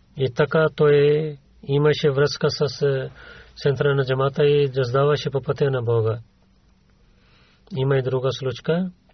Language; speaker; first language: Bulgarian; non-native, learner; Urdu